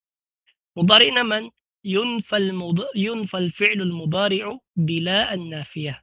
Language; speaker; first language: Arabic; non-native, fluent; Filipino